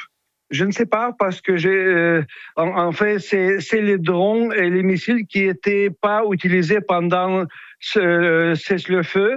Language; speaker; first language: French; non-native, fluent; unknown